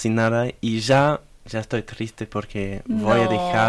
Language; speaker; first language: Spanish; non-native, learner; German